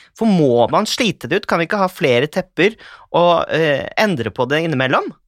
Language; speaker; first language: Norwegian; native; Norwegian